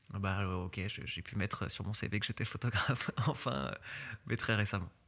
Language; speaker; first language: French; early bilingual, other home language; Persian